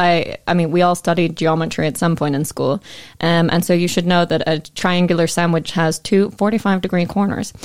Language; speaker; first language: English; native; English